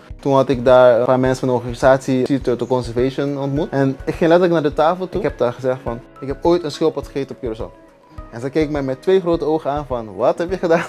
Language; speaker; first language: Dutch; non-native, local second language; Papiamento